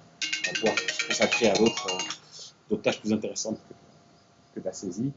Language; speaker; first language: French; native; French